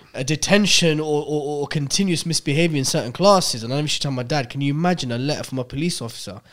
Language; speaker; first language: English; native; English